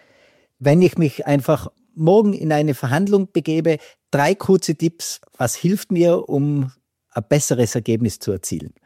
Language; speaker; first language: German; native; German